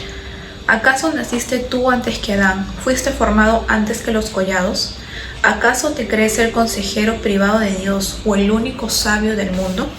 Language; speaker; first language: Spanish; native; Spanish